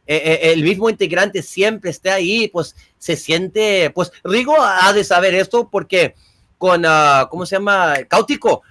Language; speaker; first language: Spanish; early bilingual, other home language; English